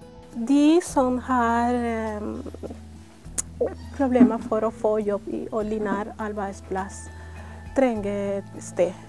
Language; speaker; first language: Norwegian; non-native, fluent; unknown